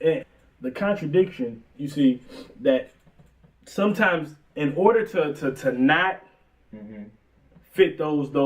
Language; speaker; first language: English; native; English